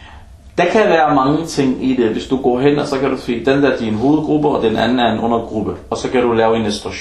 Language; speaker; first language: Danish; early bilingual, other home language; Arabic